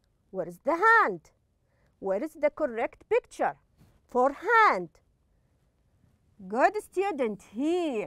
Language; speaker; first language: English; non-native, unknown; Arabic